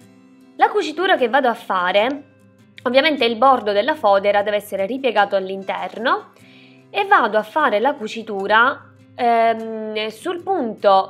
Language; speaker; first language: Italian; native; Italian